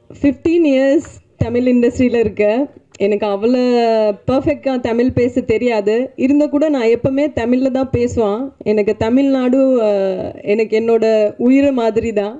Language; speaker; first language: Tamil; non-native, fluent; Punjabi